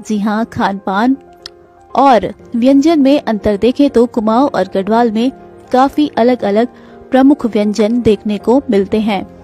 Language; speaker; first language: Hindi; native; Hindi